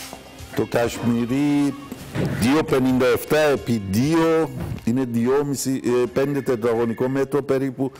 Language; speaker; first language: Greek; non-native, learner; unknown